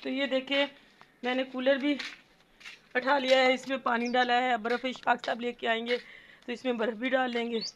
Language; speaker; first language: Urdu; non-native, local second language; Punjabi